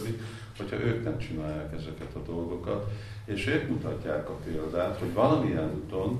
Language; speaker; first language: Hungarian; non-native, fluent; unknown